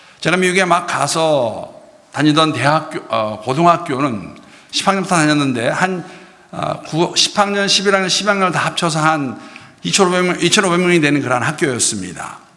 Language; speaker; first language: Korean; native; Korean